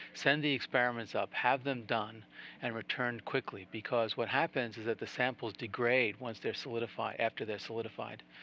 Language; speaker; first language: English; native; English